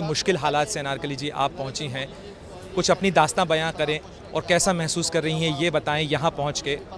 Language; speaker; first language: Hindi; native; Hindi